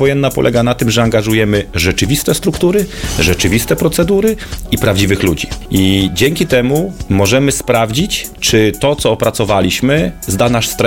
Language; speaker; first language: Polish; native; Polish